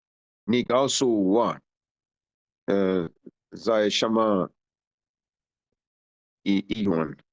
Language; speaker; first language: Chinese; non-native, learner; Urdu